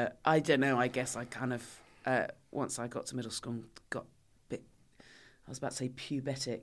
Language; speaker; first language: English; native; English